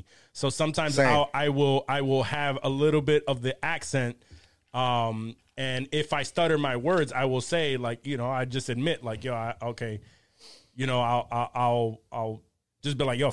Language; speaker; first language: English; early bilingual, other home language; Spanish